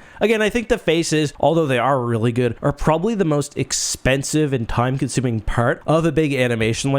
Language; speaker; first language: English; native; English